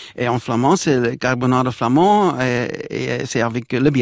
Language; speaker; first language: French; non-native, local second language; Dutch